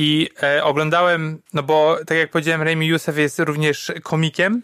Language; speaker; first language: Polish; native; Polish